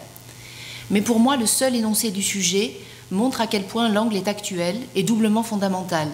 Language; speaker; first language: French; native; French